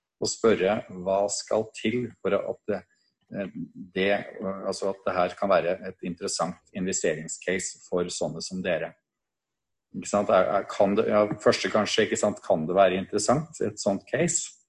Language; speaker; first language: Norwegian; native; Norwegian